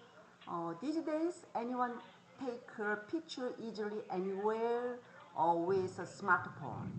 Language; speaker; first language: English; non-native, fluent; Korean